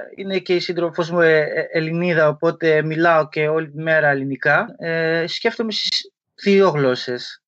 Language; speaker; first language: Greek; early bilingual, other home language; French